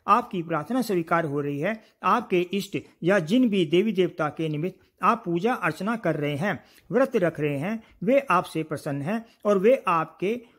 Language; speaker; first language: Hindi; native; Hindi